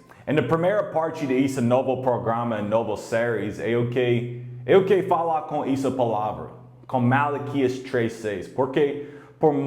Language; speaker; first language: Portuguese; non-native, learner; English